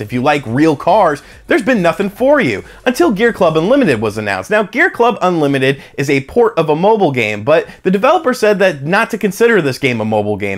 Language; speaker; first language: English; native; English